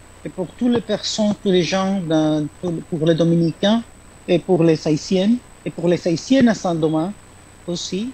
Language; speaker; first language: French; non-native, fluent; Spanish